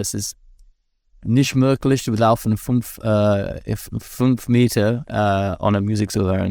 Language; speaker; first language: German; non-native, fluent; English